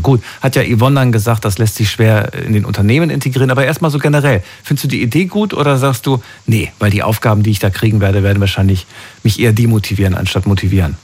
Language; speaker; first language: German; native; German